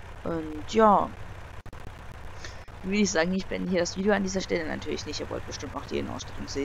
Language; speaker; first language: German; native; German